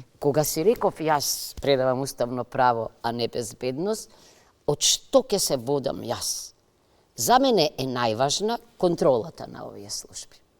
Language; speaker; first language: Macedonian; native; Macedonian